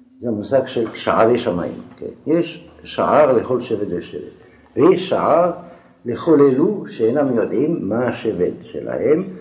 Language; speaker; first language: Hebrew; non-native, fluent; French